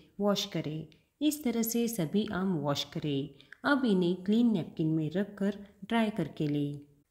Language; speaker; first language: Hindi; non-native, local second language; Marathi